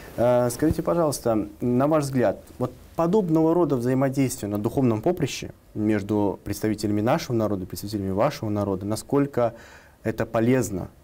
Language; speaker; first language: Russian; non-native, local second language; Tatar